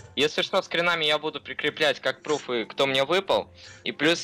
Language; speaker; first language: Russian; native; Russian